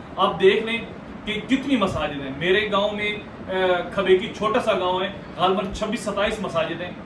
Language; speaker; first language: Urdu; non-native, local second language; Punjabi